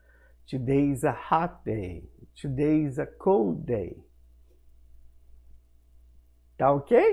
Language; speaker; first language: English; non-native, fluent; Portuguese